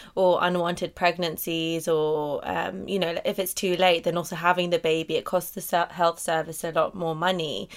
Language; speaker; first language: English; native; English